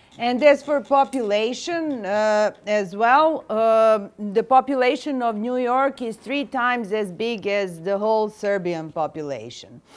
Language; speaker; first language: English; non-native, fluent; Serbian